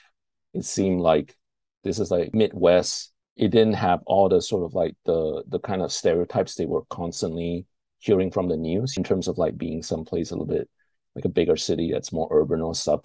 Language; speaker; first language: English; non-native, local second language; Chinese